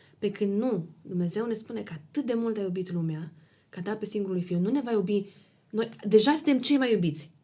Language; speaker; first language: Romanian; native; Romanian